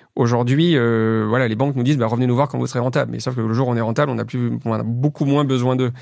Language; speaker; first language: French; native; French